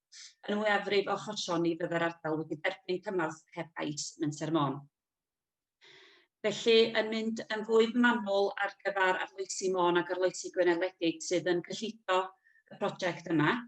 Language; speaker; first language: Welsh; native; Welsh